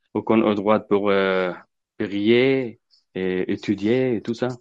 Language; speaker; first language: French; non-native, learner; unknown